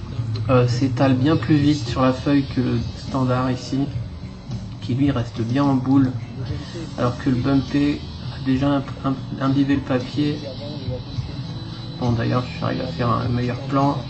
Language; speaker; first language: French; native; French